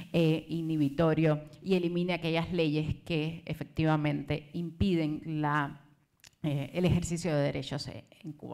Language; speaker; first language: Spanish; native; Spanish